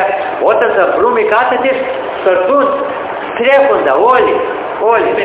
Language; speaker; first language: Greek; early bilingual, heritage; Greek